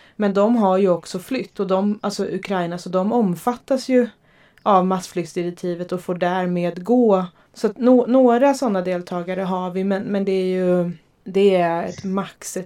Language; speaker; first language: Swedish; native; Swedish